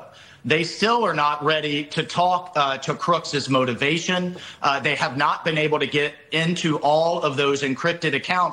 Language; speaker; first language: English; native; English